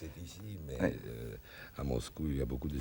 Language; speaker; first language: French; non-native, learner; Russian